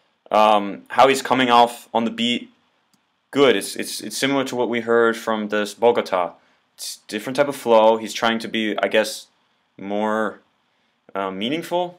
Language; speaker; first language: English; native; English